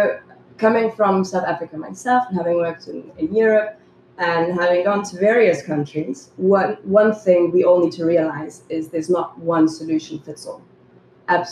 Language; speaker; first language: English; native; English